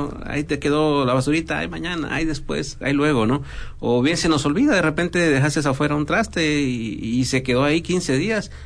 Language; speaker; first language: Spanish; native; Spanish